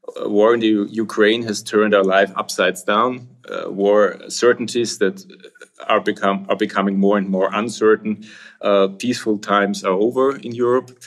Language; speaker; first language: English; non-native, fluent; German